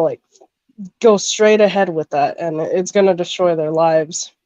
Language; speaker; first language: English; native; English